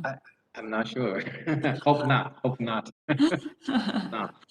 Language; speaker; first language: English; non-native, fluent; Thai